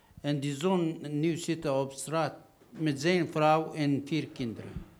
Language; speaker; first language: Dutch; non-native, learner; Arabic